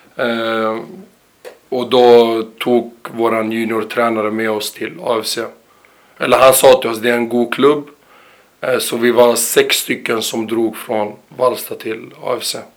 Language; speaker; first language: Swedish; early bilingual, other home language; Arabic